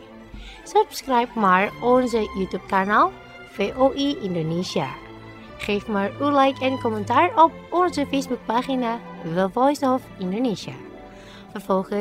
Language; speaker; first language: Dutch; non-native, fluent; Indonesian